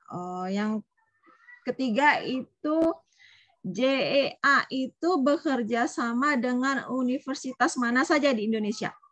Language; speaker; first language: Indonesian; native; Indonesian